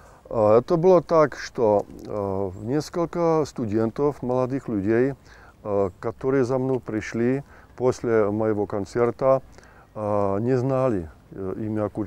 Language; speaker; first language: Russian; non-native, fluent; Czech